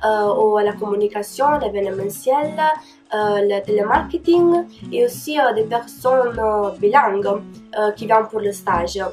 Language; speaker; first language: French; non-native, learner; Italian